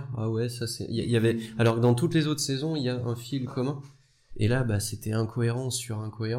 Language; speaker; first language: French; native; French